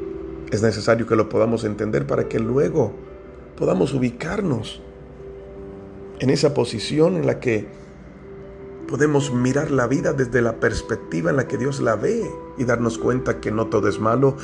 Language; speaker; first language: Spanish; native; Spanish